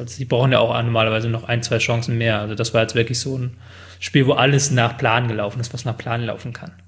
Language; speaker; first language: German; native; German